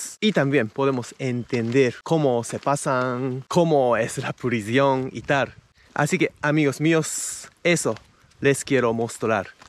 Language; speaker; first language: Spanish; non-native, fluent; Japanese